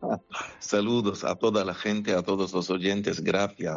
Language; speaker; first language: Spanish; non-native, fluent; Arabic